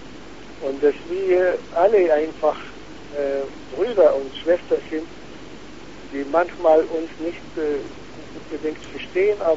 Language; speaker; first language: German; non-native, fluent; Arabic